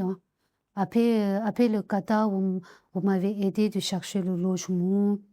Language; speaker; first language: French; non-native, learner; Tibetan